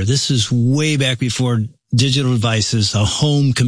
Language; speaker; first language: English; native; English